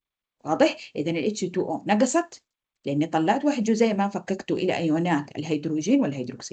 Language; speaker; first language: Arabic; native; Arabic